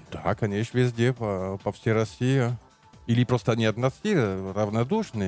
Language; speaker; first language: Russian; non-native, learner; French